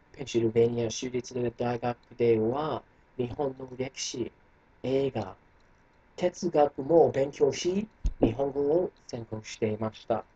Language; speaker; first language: Japanese; non-native, fluent; English